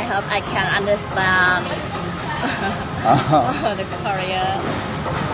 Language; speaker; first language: English; non-native, learner; Vietnamese